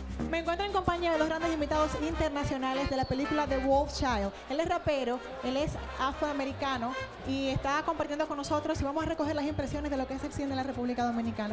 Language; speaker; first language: Spanish; native; Spanish